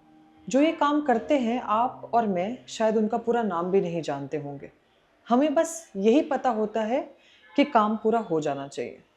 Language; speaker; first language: Hindi; native; Hindi